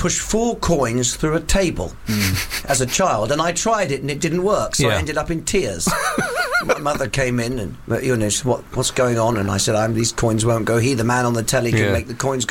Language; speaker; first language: English; native; English